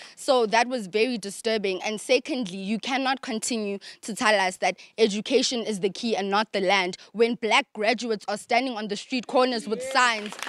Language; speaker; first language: English; non-native, local second language; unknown